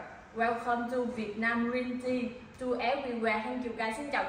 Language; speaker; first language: English; non-native, learner; Vietnamese